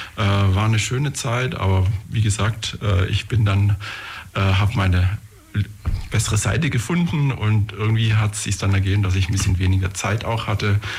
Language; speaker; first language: German; native; German